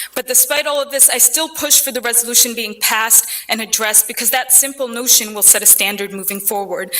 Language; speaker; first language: English; early bilingual, other home language; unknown